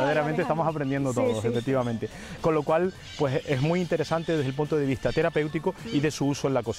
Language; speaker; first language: Spanish; native; Spanish